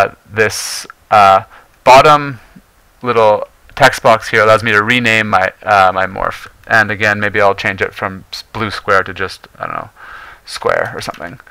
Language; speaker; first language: English; native; English